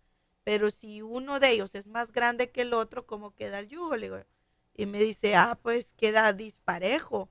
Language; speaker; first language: Spanish; native; Spanish